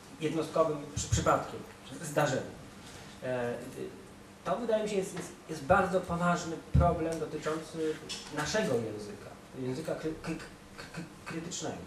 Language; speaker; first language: Polish; native; Polish